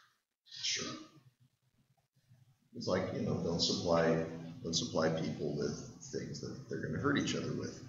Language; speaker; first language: English; native; English